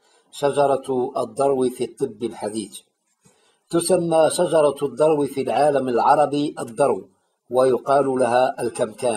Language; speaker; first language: Arabic; native; Arabic